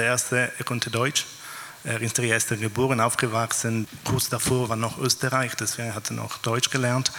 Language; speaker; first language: German; non-native, fluent; Italian